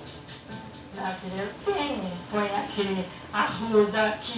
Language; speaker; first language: Portuguese; non-native, learner; Japanese